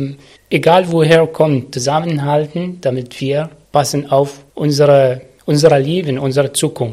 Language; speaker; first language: German; non-native, learner; Arabic